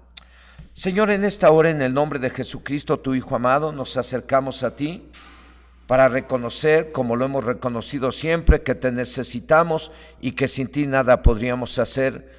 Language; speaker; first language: Spanish; native; Spanish